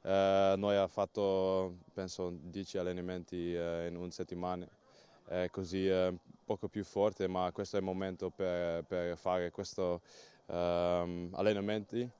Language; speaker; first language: Italian; non-native, learner; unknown